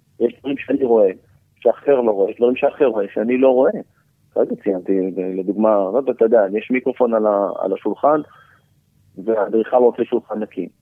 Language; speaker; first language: Hebrew; native; Hebrew